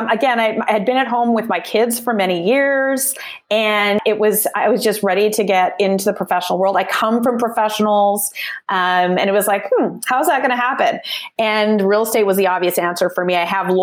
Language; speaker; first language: English; native; English